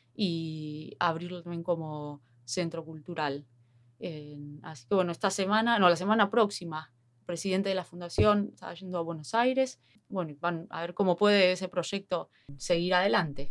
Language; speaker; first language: Spanish; native; Spanish